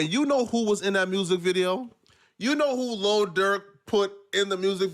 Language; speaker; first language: English; native; English